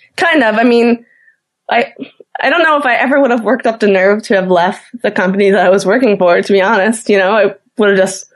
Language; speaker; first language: English; native; English